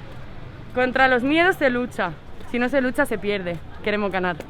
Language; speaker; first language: Spanish; native; Spanish